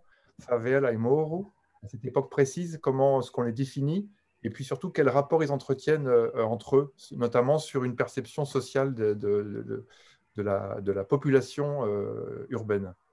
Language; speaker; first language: French; native; French